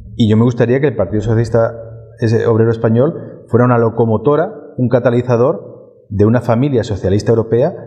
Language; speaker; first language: Spanish; native; Spanish